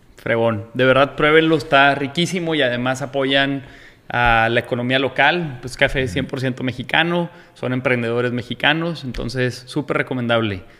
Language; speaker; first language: Spanish; native; Spanish